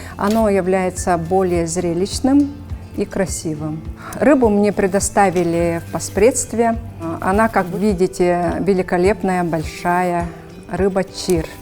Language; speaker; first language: Russian; non-native, local second language; Yakut